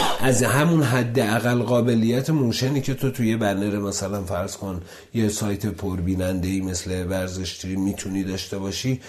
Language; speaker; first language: Persian; non-native, local second language; Azerbaijani